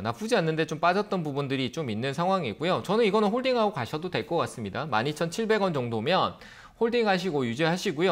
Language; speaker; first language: Korean; native; Korean